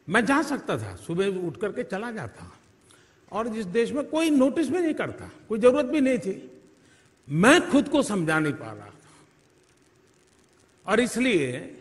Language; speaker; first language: Hindi; native; Hindi